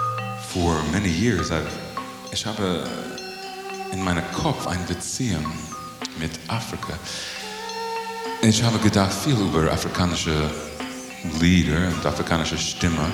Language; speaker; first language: German; non-native, learner; English